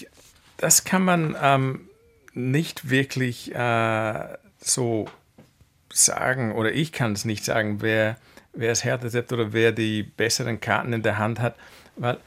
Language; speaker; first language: German; non-native, fluent; English